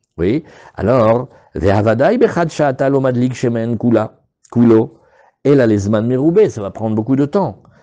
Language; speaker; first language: French; native; French